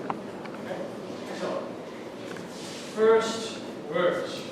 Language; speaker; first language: English; native; English